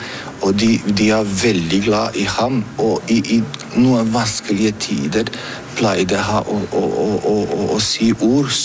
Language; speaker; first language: Norwegian; non-native, fluent; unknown